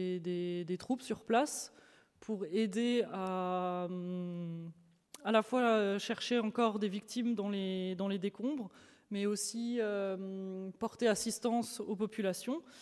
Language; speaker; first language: French; native; French